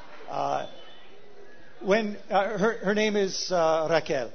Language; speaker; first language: English; native; English